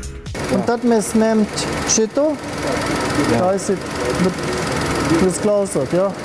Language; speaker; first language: Latvian; non-native, learner; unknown